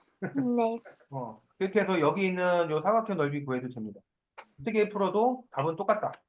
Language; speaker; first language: Korean; native; Korean